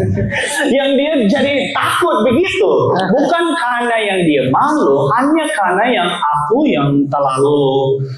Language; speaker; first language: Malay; non-native, learner; English